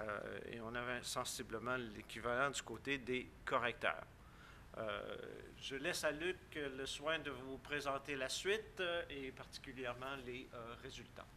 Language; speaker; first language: French; native; French